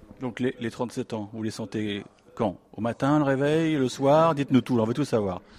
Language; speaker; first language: French; native; French